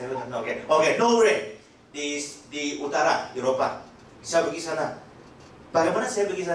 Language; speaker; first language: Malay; non-native, local second language; Chinese